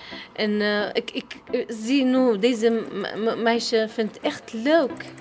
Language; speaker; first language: Dutch; non-native, learner; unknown